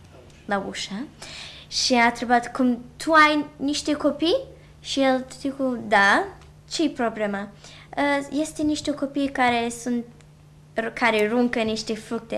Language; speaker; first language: Romanian; early bilingual, heritage; Romanian